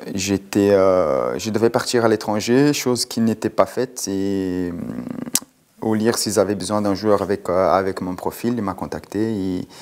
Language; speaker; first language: French; non-native, fluent; Portuguese